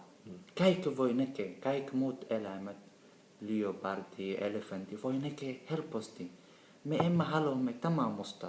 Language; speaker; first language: Finnish; non-native, learner; Somali